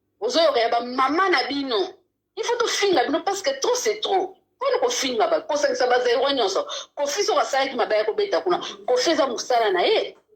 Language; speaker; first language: Lingala; native; Lingala